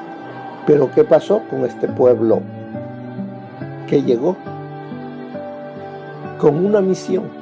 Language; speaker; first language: Spanish; native; Spanish